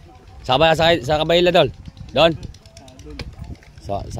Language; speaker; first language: Filipino; native; Filipino